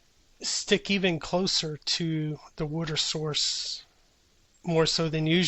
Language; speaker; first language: English; native; English